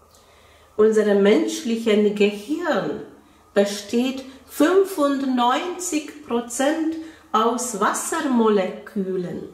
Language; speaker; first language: German; non-native, fluent; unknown